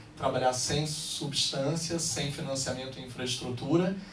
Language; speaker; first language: Portuguese; native; Portuguese